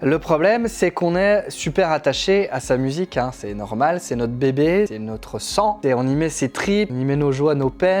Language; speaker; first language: French; native; French